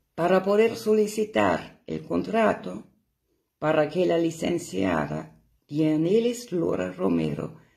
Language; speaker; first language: Spanish; non-native, fluent; German